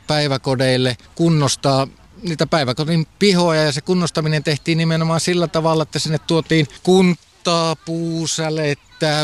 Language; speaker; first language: Finnish; native; Finnish